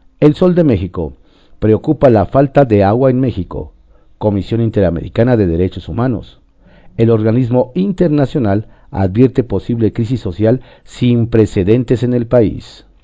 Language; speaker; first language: Spanish; native; Spanish